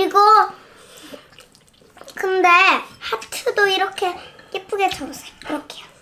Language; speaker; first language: Korean; early bilingual, other home language; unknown